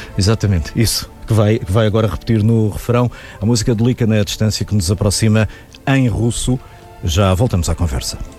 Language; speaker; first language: Portuguese; native; Portuguese